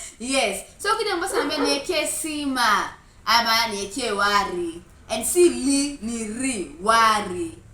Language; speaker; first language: Swahili; native; Swahili